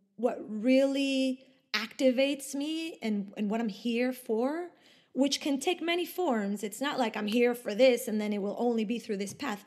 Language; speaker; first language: English; non-native, fluent; Spanish